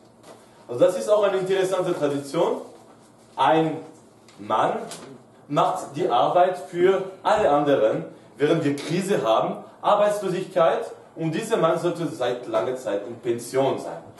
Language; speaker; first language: German; non-native, fluent; French